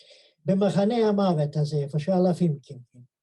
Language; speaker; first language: Hebrew; non-native, fluent; Yiddish